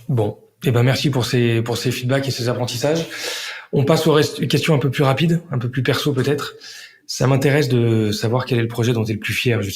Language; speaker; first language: French; native; French